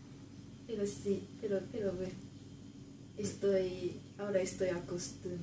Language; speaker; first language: Spanish; non-native, learner; Japanese